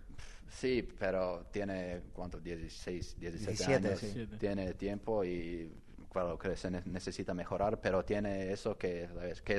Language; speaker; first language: Spanish; non-native, learner; Croatian